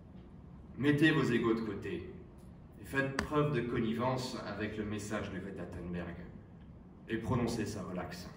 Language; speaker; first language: French; native; French